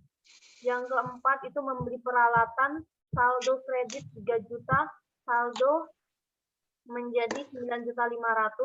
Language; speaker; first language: Indonesian; native; Indonesian